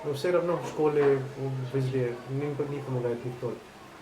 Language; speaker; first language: Russian; non-native, learner; Hindi